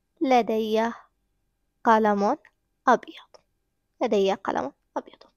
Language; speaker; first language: Arabic; non-native, fluent; English